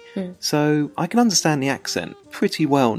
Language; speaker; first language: English; native; English